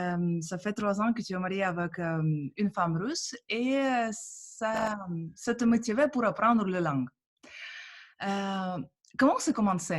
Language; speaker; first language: French; non-native, fluent; Russian